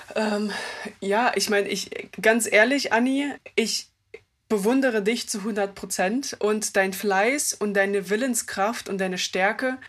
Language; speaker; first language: German; early bilingual, other home language; Russian